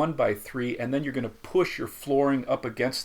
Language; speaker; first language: English; native; English